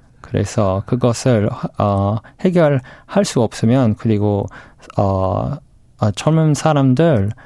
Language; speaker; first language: Korean; non-native, fluent; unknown